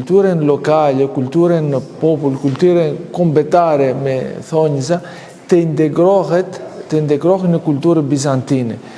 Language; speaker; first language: Albanian; non-native, fluent; Greek